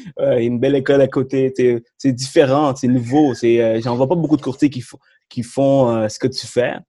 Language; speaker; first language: French; early bilingual, other home language; Tamil